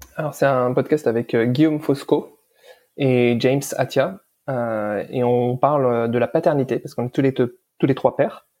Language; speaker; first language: French; early bilingual, other home language; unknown